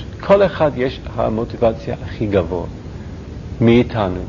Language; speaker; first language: Hebrew; non-native, learner; English